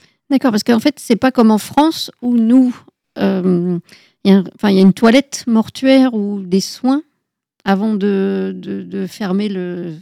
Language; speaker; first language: French; native; French